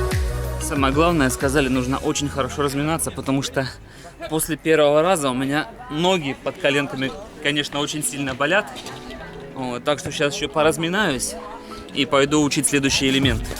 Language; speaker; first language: Russian; native; Russian